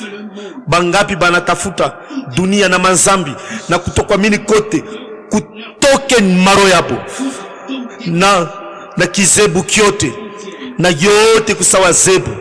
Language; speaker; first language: Swahili; native; Swahili